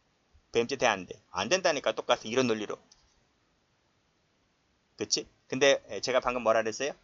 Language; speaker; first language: Korean; native; Korean